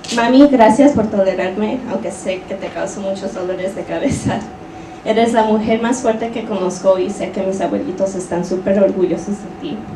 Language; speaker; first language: Spanish; early bilingual, heritage; Spanish